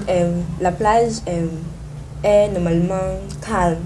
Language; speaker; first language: French; non-native, learner; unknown